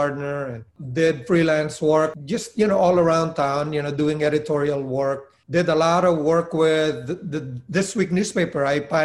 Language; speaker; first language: English; non-native, local second language; Filipino